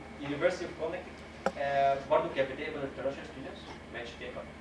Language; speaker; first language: Arabic; native; Arabic